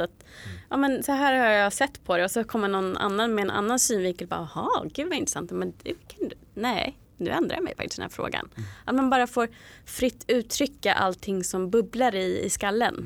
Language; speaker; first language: Swedish; native; Swedish